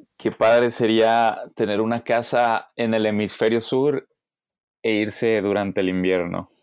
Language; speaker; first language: Spanish; native; Spanish